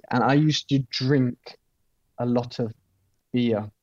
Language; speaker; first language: English; native; English